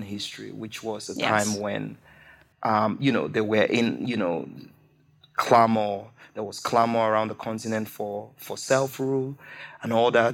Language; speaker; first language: English; non-native, local second language; Igbo